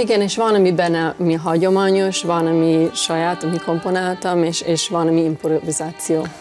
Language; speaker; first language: Hungarian; early bilingual, heritage; English